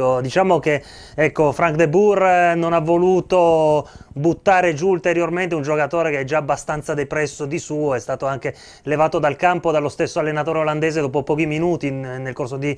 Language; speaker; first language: Italian; native; Italian